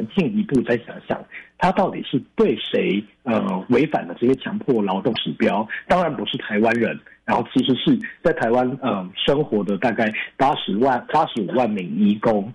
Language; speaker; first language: Chinese; native; Chinese